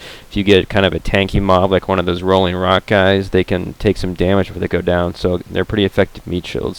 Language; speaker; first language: English; native; English